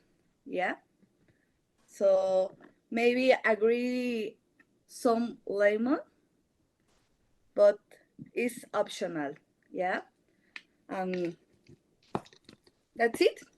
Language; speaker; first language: English; non-native, learner; Spanish